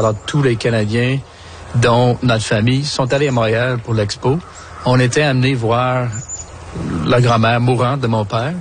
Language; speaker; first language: French; native; French